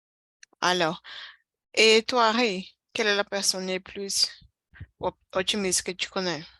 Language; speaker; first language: French; non-native, fluent; Portuguese